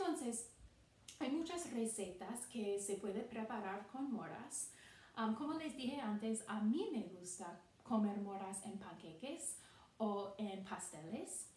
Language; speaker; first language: Spanish; non-native, fluent; English